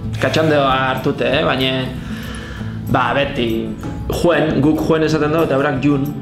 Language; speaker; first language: Basque; native; Basque